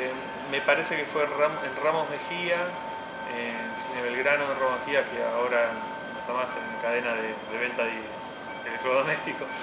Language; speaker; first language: Spanish; native; Spanish